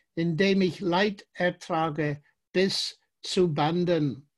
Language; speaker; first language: German; non-native, fluent; English